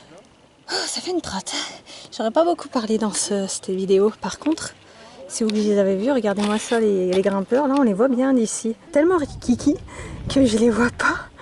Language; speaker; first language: French; native; French